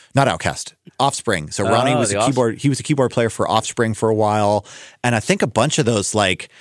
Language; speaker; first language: English; native; English